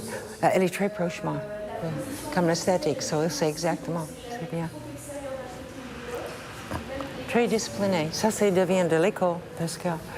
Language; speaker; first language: French; non-native, learner; English